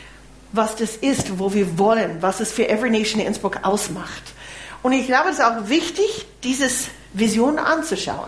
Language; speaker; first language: German; non-native, fluent; English